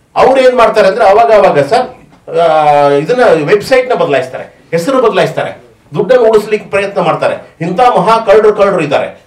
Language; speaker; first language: Kannada; native; Kannada